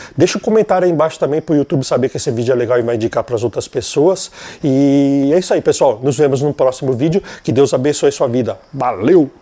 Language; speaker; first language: Portuguese; native; Portuguese